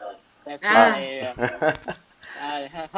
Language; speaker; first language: English; non-native, learner; Chinese